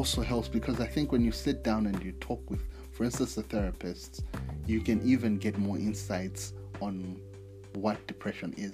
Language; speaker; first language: English; non-native, local second language; Nyanja